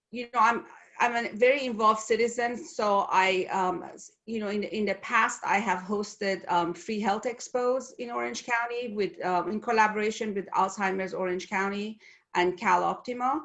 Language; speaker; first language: English; non-native, fluent; Persian